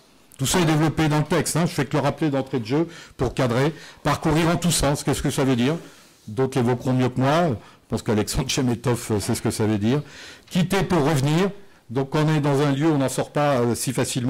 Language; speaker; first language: French; native; French